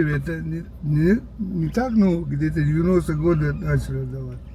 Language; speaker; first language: Russian; non-native, local second language; Uzbek